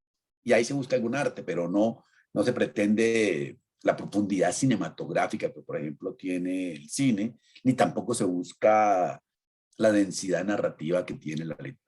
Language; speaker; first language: Spanish; native; Spanish